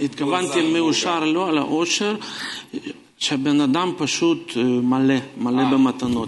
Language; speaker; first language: Hebrew; non-native, fluent; Russian